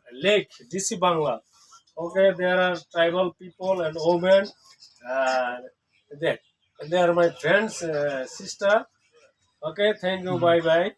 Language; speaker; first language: English; non-native, local second language; Bangla